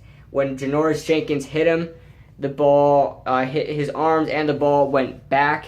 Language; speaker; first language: English; native; English